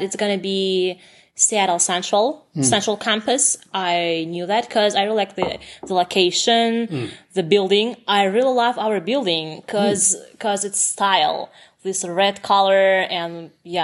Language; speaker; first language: English; non-native, fluent; Turkmen